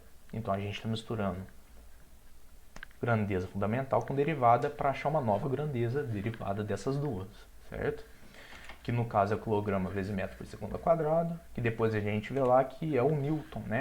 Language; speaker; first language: Portuguese; native; Portuguese